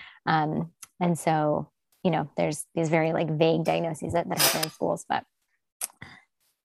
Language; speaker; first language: English; native; English